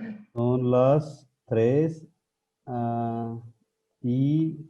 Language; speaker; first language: Spanish; non-native, learner; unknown